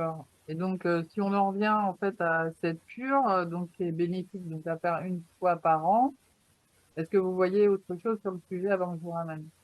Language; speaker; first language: French; native; French